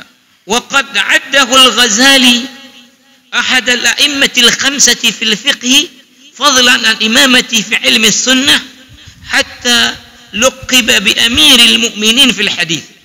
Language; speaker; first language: Arabic; non-native, fluent; Achinese